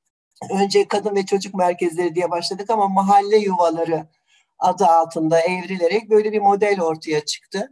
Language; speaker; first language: Turkish; native; Turkish